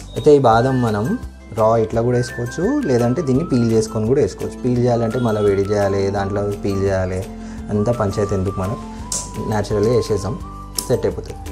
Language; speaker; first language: Telugu; non-native, local second language; Urdu